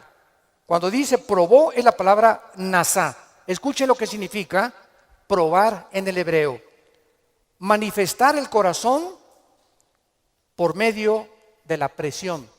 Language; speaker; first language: Spanish; native; Spanish